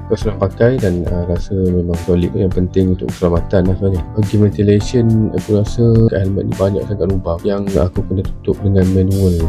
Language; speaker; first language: Malay; native; Malay